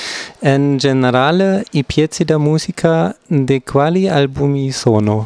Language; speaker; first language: Italian; non-native, learner; German